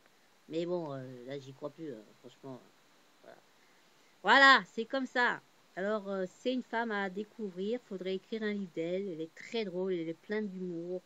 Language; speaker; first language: French; native; French